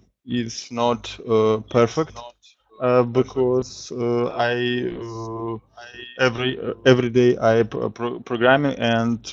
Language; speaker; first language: English; non-native, learner; Russian